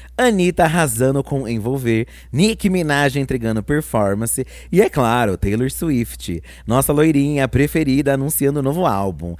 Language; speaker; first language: Portuguese; native; Portuguese